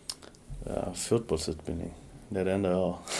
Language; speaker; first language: Swedish; early bilingual, other home language; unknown